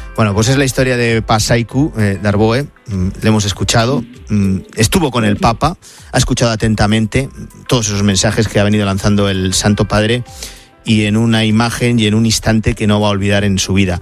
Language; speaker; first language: Spanish; native; Spanish